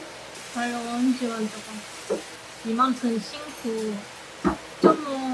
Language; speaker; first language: Chinese; non-native, learner; Korean